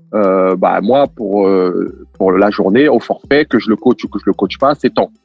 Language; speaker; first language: French; native; French